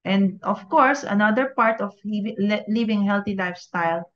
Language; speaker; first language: English; non-native, local second language; Filipino